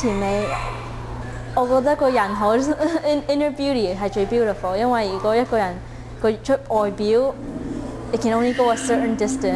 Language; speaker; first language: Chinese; early bilingual, heritage; Chinese